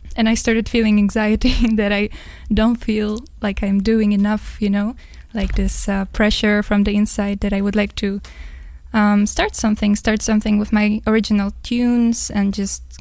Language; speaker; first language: English; non-native, fluent; Polish